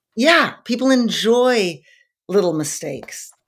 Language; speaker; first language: English; native; English